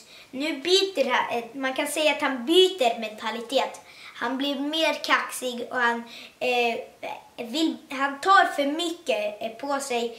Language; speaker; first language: Swedish; early bilingual, other home language; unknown